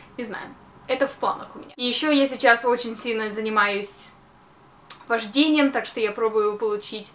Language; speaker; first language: Russian; early bilingual, heritage; Russian